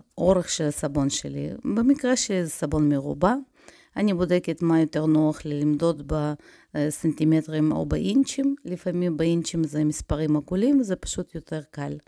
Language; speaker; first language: Hebrew; non-native, fluent; Russian